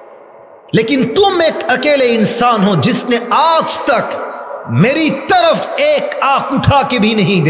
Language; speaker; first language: Hindi; non-native, fluent; Bangla